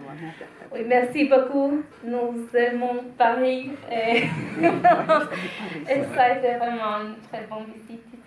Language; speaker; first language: French; non-native, fluent; Finnish